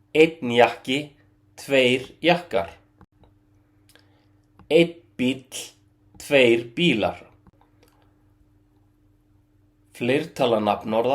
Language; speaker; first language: Icelandic; non-native, fluent; Arabic